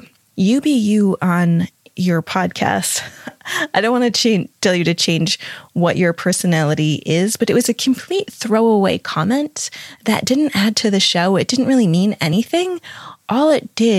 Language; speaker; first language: English; native; English